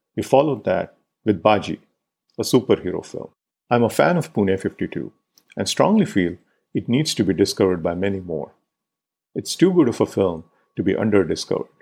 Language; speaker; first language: English; non-native, local second language; Marathi